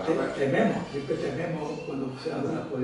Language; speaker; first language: Spanish; native; Spanish